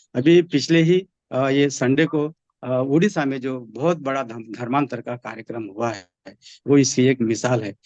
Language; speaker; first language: Hindi; non-native, local second language; Marathi